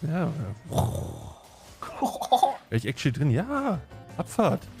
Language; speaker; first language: German; native; German